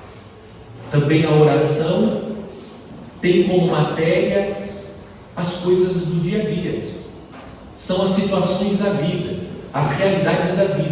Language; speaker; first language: Portuguese; native; Portuguese